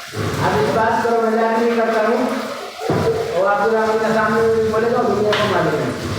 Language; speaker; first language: Hindi; non-native, learner; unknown